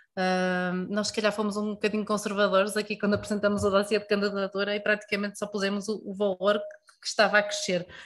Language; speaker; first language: Portuguese; native; Portuguese